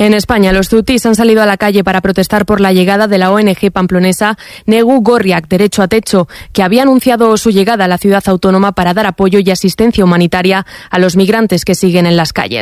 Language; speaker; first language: Spanish; native; Spanish